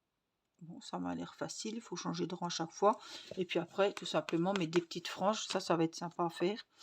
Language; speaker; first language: French; native; French